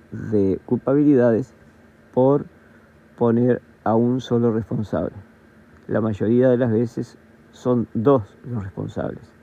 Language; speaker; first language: Spanish; native; Spanish